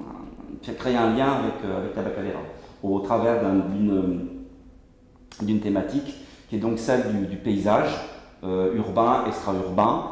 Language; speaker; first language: French; native; French